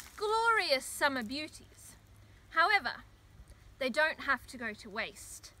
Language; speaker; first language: English; native; English